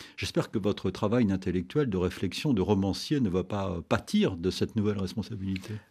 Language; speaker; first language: French; native; French